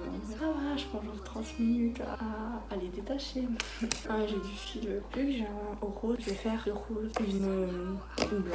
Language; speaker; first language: French; native; French